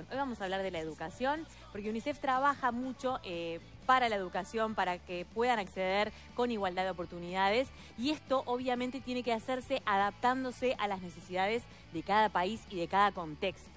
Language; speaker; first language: Spanish; native; Spanish